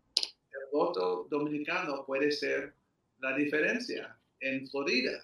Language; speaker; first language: Spanish; early bilingual, heritage; English